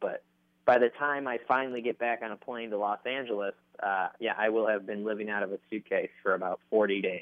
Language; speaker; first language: English; native; English